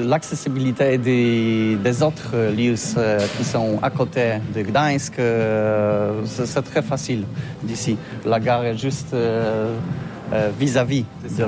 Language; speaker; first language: French; non-native, learner; Polish